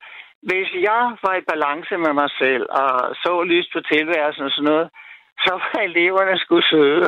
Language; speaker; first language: Danish; native; Danish